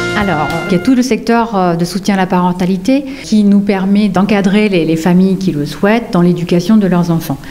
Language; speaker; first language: French; native; French